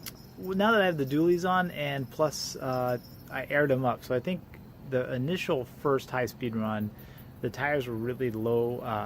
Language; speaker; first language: English; native; English